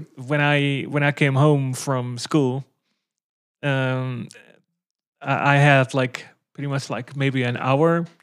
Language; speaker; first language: English; non-native, fluent; Dutch